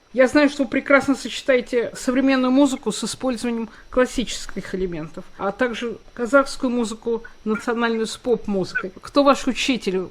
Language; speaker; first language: Russian; native; Russian